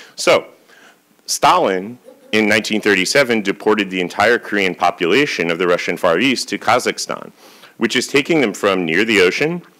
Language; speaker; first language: English; native; English